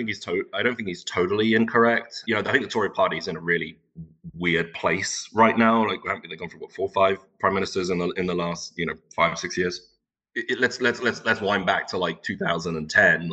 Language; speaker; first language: English; non-native, local second language; Turkish